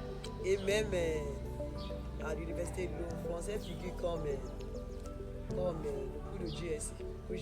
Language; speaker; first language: French; non-native, fluent; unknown